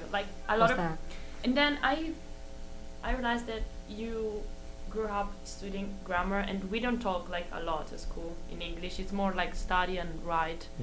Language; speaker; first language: English; non-native, fluent; Italian